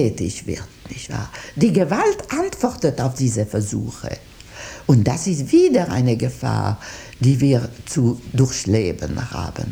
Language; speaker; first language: German; non-native, local second language; French